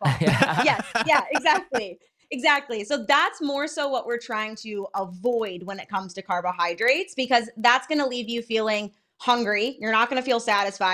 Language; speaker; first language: English; native; English